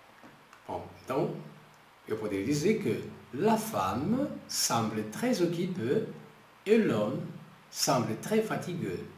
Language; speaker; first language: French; non-native, fluent; Portuguese